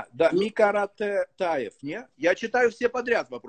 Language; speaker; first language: Russian; native; Russian